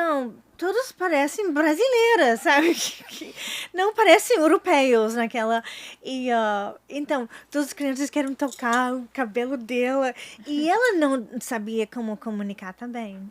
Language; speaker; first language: Portuguese; non-native, fluent; English